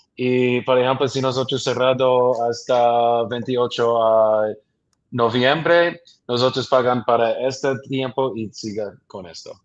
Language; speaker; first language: Spanish; non-native, learner; English